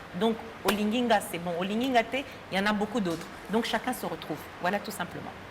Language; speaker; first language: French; native; French